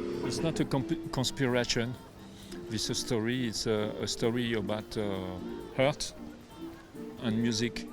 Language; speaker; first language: English; non-native, learner; French